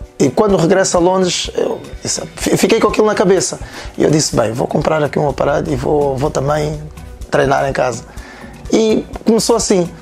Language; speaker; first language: Portuguese; native; Portuguese